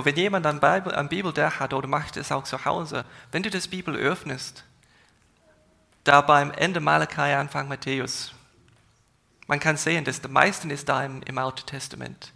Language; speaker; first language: German; non-native, fluent; English